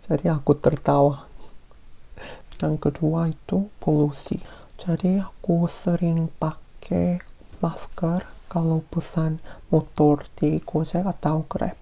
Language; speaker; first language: Indonesian; non-native, fluent; Korean